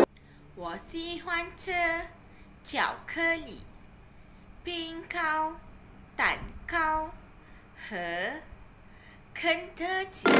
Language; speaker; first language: Chinese; non-native, learner; Malay